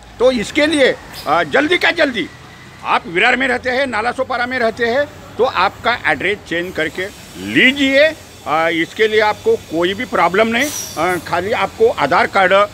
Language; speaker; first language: Hindi; non-native, local second language; Marathi